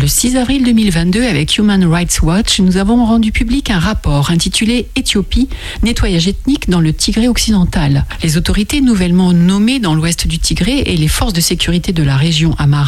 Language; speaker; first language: French; native; French